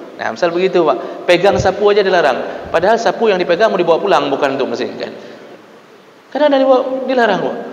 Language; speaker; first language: Malay; non-native, local second language; Achinese